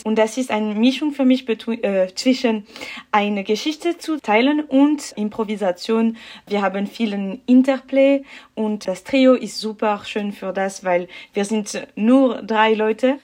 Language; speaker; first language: German; non-native, learner; French